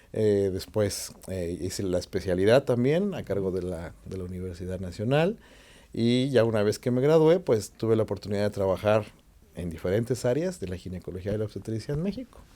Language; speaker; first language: Spanish; native; Spanish